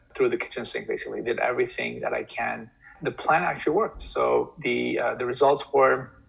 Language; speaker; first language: English; non-native, fluent; Turkish